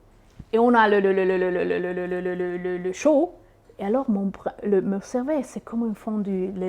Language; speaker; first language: French; non-native, local second language; Swiss German